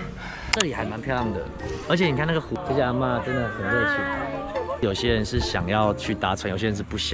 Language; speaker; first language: Chinese; native; Chinese